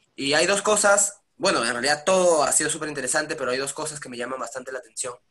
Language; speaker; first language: Spanish; native; Spanish